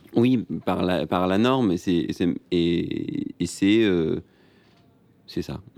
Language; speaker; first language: French; native; French